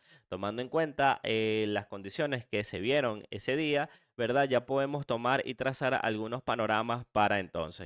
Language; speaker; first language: Spanish; native; Spanish